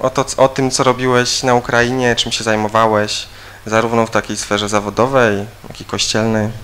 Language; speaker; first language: Polish; native; Polish